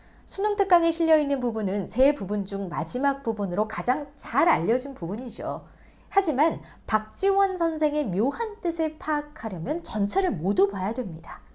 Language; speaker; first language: Korean; native; Korean